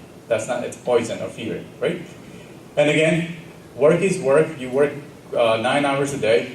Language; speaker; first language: English; early bilingual, other home language; Gujarati